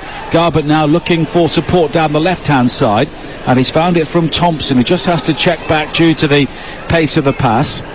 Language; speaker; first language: English; native; English